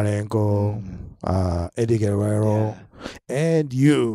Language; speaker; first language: English; non-native, learner; Japanese